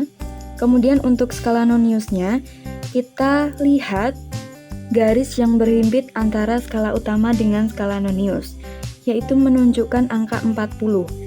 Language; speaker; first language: Indonesian; native; Indonesian